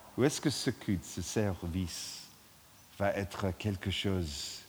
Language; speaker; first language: French; non-native, fluent; English